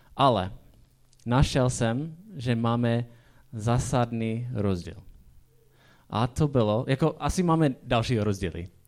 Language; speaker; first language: Czech; non-native, fluent; English